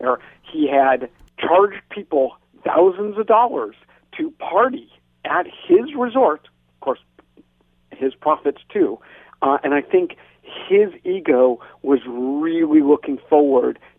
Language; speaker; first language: English; native; English